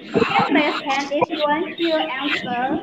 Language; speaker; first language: English; non-native, fluent; Indonesian